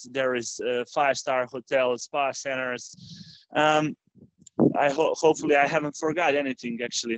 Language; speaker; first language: English; non-native, fluent; Croatian